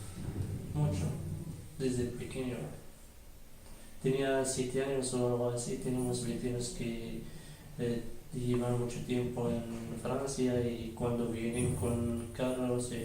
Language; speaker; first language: Spanish; early bilingual, other home language; Arabic